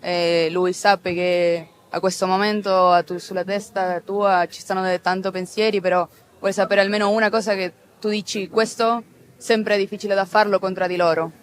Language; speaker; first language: Italian; non-native, learner; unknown